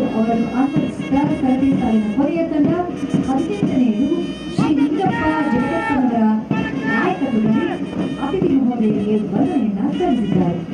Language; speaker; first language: Kannada; native; Kannada